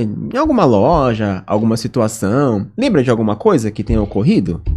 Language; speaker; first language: Portuguese; native; Portuguese